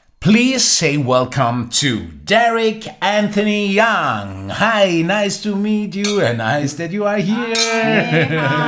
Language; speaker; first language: English; non-native, learner; German